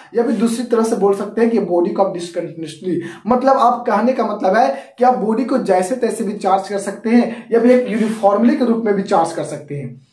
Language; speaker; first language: Hindi; native; Hindi